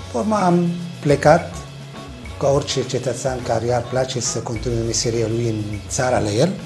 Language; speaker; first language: Romanian; non-native, fluent; Arabic